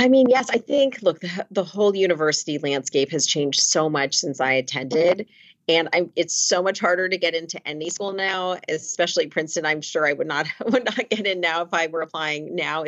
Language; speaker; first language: English; native; English